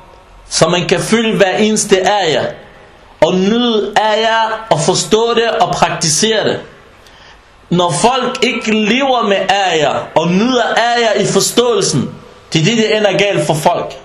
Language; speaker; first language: Danish; early bilingual, other home language; Arabic